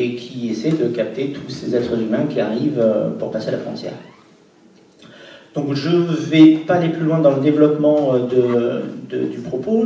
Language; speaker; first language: French; native; French